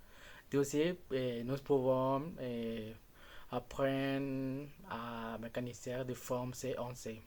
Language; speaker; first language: French; non-native, learner; Spanish